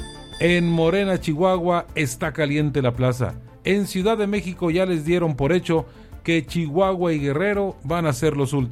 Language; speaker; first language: Spanish; native; Spanish